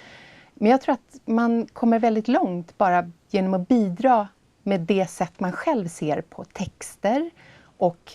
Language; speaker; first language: Swedish; native; Swedish